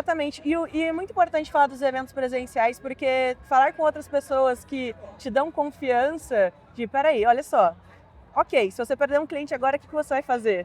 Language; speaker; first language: Portuguese; native; Portuguese